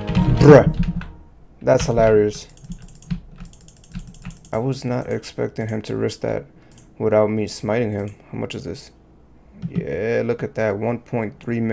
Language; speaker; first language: English; native; English